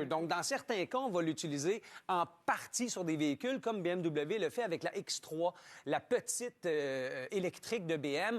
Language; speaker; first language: French; native; French